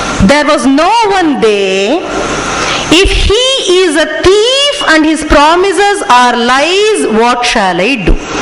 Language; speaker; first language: English; non-native, local second language; Tamil